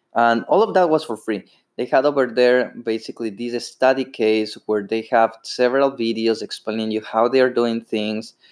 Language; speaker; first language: English; non-native, fluent; Spanish